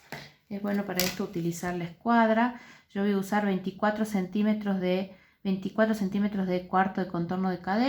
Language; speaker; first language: Spanish; native; Spanish